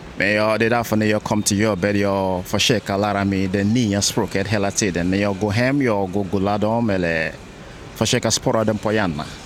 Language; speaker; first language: Swedish; non-native, learner; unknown